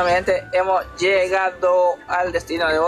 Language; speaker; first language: Spanish; native; Spanish